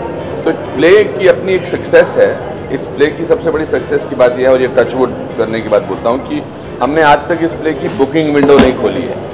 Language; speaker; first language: Hindi; native; Hindi